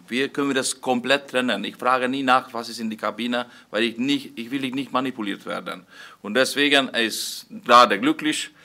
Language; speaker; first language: German; non-native, fluent; Hungarian